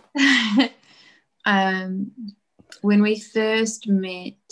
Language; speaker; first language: English; native; English